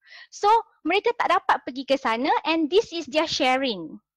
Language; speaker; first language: English; non-native, local second language; Malay